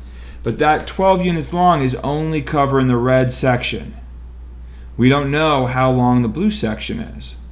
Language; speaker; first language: English; native; English